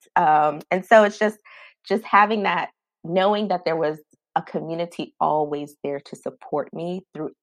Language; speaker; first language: English; native; English